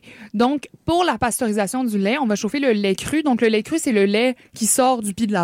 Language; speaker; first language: French; native; French